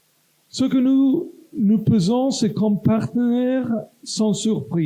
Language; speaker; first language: French; non-native, local second language; Italian